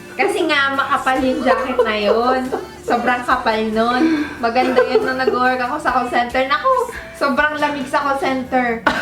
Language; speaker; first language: Filipino; native; Filipino